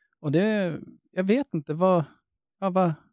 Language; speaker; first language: Swedish; native; Swedish